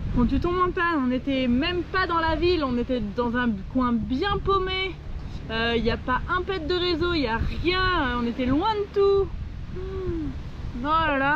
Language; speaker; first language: French; native; French